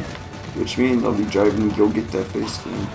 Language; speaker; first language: English; native; English